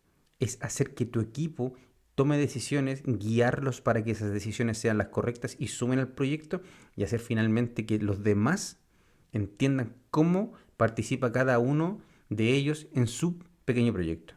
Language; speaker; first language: Spanish; native; Spanish